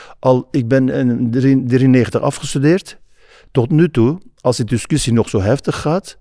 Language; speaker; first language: Dutch; non-native, fluent; Kurdish